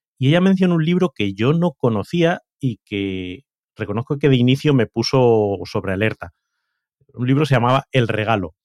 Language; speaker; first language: Spanish; native; Spanish